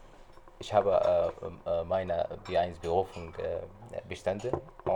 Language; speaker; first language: German; non-native, learner; Arabic